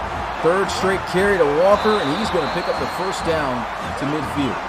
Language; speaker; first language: English; native; English